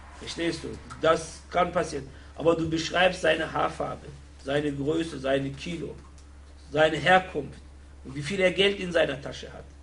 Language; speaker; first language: German; non-native, fluent; Arabic